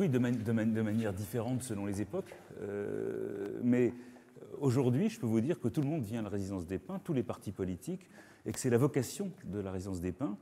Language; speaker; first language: French; native; French